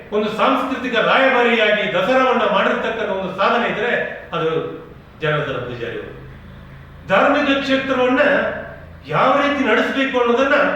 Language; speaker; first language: Kannada; native; Kannada